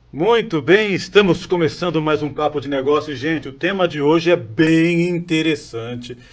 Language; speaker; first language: Portuguese; native; Portuguese